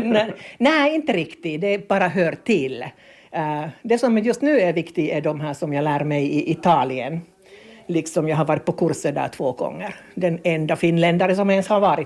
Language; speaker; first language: Swedish; non-native, local second language; Finnish